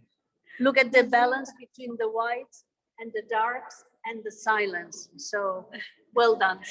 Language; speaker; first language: English; non-native, fluent; Spanish